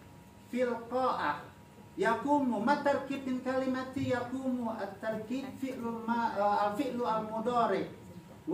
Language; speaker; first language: Arabic; non-native, fluent; Indonesian